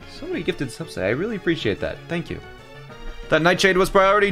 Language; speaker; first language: English; native; English